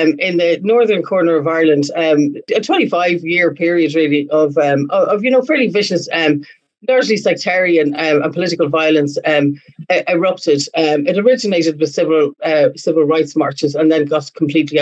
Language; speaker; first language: English; native; English